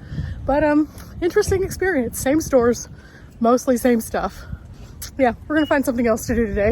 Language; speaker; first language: English; native; English